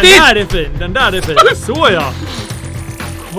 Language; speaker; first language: Swedish; native; Swedish